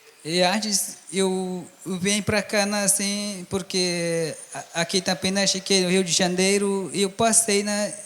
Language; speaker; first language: Portuguese; non-native, local second language; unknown